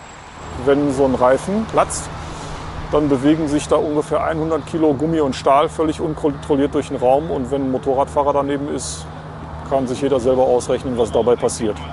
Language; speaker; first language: German; native; German